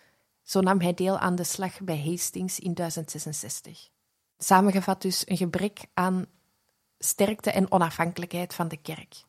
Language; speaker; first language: Dutch; native; Dutch